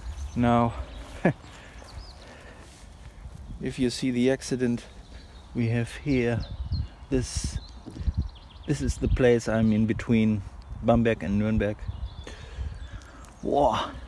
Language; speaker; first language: English; non-native, fluent; German